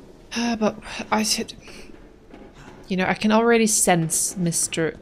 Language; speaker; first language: English; native; English